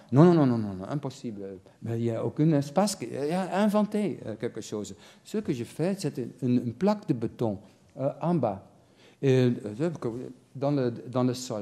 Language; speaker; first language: French; non-native, fluent; Dutch